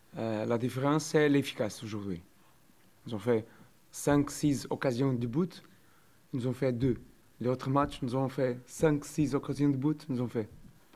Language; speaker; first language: French; non-native, learner; Portuguese